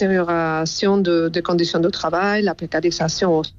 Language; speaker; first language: French; non-native, fluent; Spanish